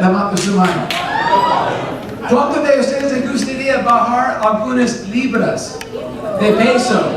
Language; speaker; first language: Spanish; non-native, fluent; English